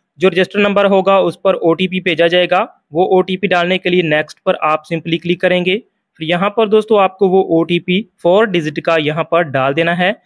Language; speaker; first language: Hindi; non-native, local second language; Punjabi